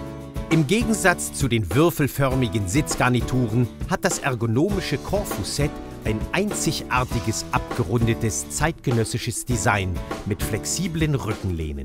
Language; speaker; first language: German; native; German